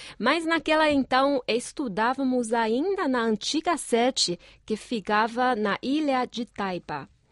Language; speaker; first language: Portuguese; non-native, fluent; Chinese